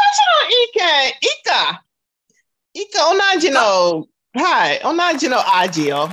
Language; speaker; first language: Japanese; non-native, learner; Chinese